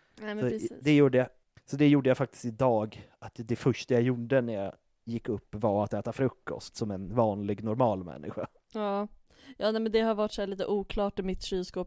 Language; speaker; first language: Swedish; native; Swedish